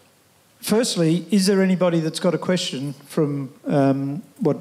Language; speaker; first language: English; native; English